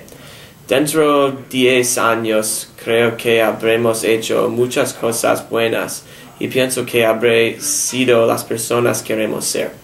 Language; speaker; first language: Spanish; non-native, learner; English